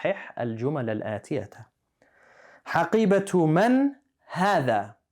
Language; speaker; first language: Arabic; non-native, fluent; English